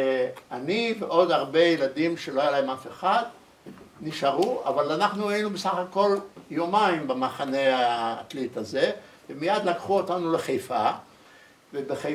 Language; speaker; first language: Hebrew; early bilingual, other home language; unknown